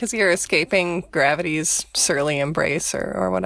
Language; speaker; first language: English; native; English